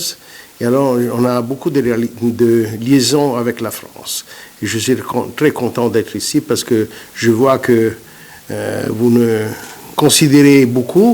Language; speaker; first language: French; non-native, fluent; Italian